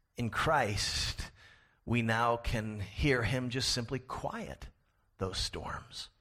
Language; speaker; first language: English; native; English